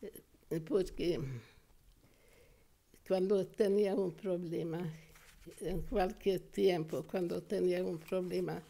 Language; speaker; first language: Spanish; non-native, fluent; Hungarian